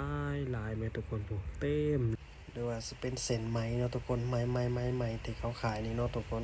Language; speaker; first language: Thai; non-native, local second language; Lao